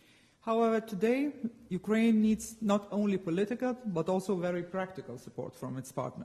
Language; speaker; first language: English; non-native, fluent; Lithuanian